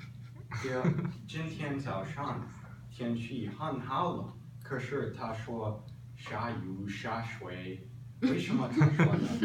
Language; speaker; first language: Chinese; non-native, learner; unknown